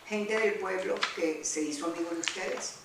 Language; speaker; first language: Spanish; early bilingual, other home language; Greek